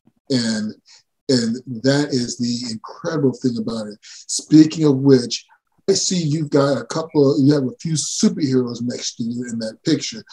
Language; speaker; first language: English; early bilingual, other home language; Spanish